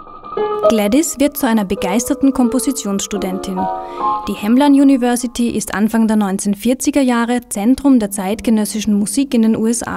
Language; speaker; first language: German; native; German